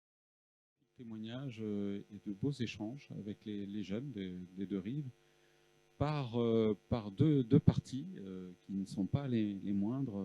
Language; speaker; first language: French; native; French